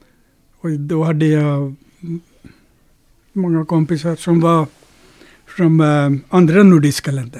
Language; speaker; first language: Swedish; non-native, fluent; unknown